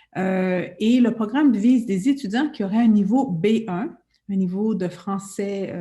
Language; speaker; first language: French; native; French